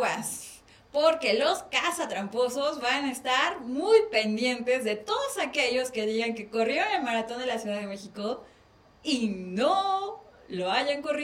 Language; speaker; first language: Spanish; native; Spanish